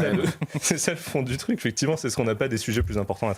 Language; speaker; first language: French; native; French